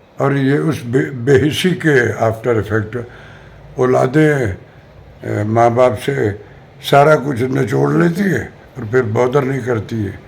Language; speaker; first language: Urdu; non-native, local second language; Punjabi